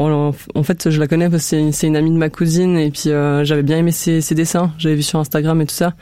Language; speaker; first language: French; native; French